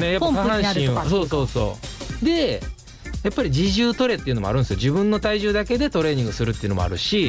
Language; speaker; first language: Japanese; native; Japanese